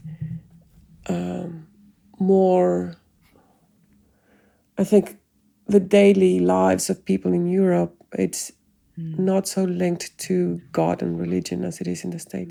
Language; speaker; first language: English; non-native, fluent; Spanish